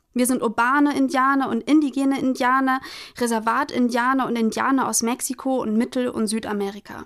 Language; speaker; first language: German; early bilingual, other home language; Greek